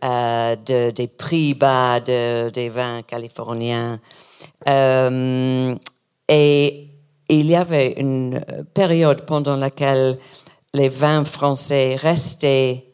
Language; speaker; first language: French; non-native, learner; English